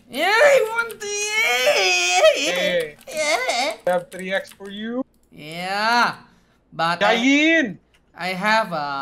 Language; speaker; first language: English; non-native, learner; Thai